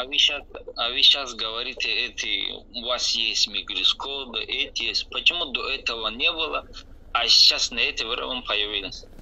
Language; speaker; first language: Russian; non-native, learner; Tajik